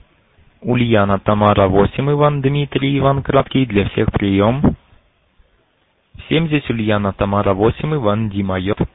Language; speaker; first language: Russian; native; Russian